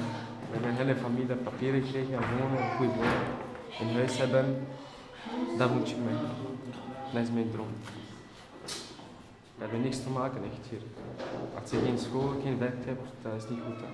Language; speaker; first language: Dutch; early bilingual, other home language; Albanian